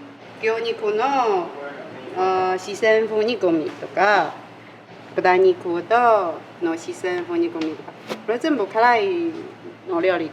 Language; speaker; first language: Japanese; non-native, learner; Chinese